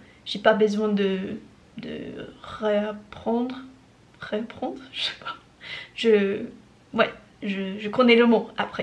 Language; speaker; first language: French; non-native, learner; English